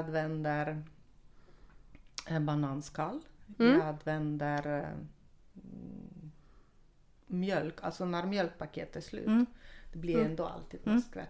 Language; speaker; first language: Swedish; non-native, fluent; Russian